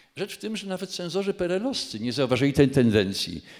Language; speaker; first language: Polish; native; Polish